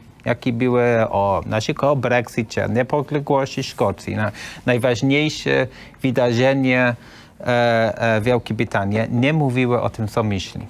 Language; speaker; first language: Polish; non-native, learner; English